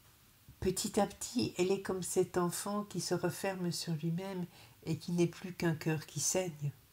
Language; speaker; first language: French; native; French